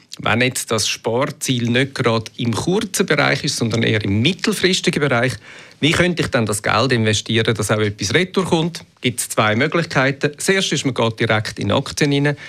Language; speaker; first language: German; native; German